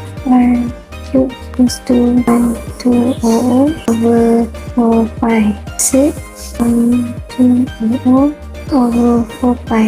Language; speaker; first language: English; non-native, local second language; Malay